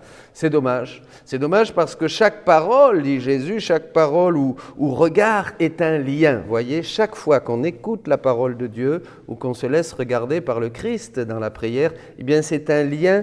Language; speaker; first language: French; native; French